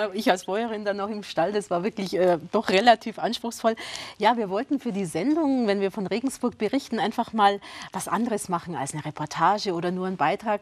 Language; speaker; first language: German; native; German